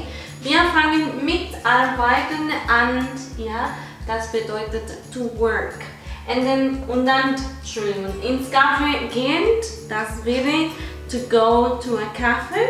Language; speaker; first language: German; non-native, fluent; Spanish